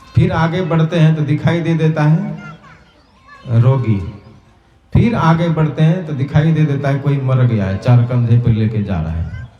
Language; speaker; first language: Hindi; native; Hindi